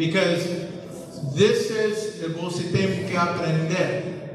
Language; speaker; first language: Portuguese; non-native, learner; English